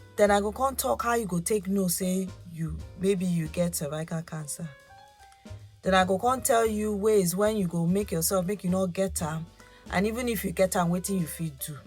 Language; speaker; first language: Nigerian Pidgin; non-native, local second language; Yoruba